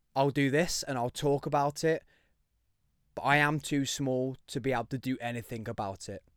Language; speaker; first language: English; native; English